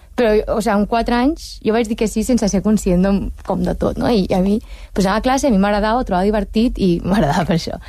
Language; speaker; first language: Catalan; early bilingual, heritage; Catalan